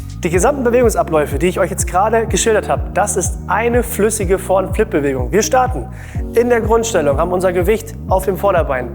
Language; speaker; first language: German; native; German